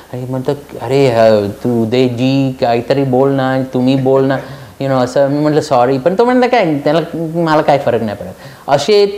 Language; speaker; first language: Marathi; early bilingual, heritage; Marathi